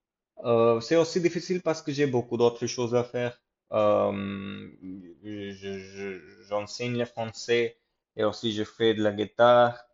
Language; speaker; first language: French; non-native, fluent; English